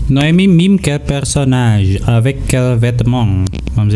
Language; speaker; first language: French; non-native, fluent; Indonesian